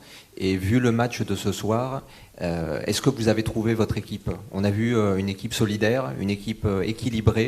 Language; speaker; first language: French; native; French